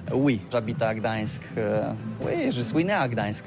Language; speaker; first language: French; non-native, learner; Polish